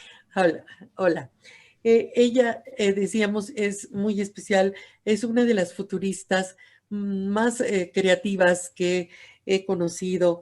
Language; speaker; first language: Spanish; native; Spanish